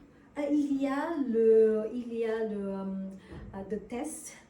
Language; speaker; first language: French; non-native, learner; Vietnamese